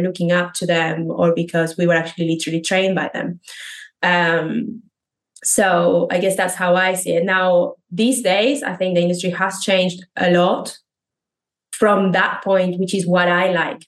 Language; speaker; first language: English; non-native, fluent; Spanish